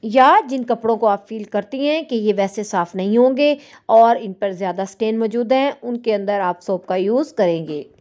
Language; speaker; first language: Urdu; native; Urdu